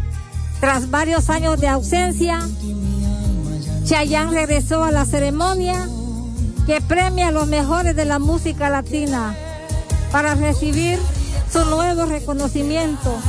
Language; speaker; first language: Spanish; native; Spanish